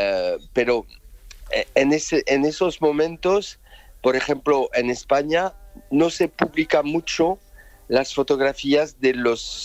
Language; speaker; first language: Spanish; non-native, fluent; French